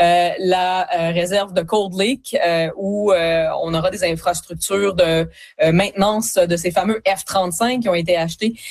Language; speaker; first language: French; native; French